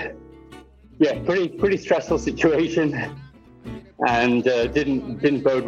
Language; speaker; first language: English; native; English